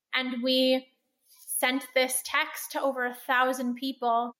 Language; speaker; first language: English; native; English